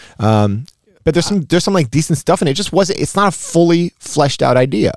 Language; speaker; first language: English; early bilingual, other home language; Spanish